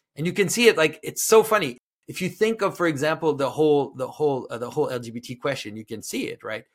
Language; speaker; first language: English; non-native, fluent; French